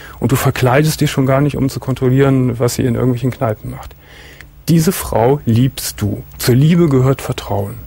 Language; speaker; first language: German; native; German